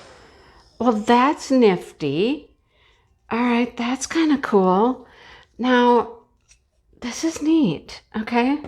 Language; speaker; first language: English; native; English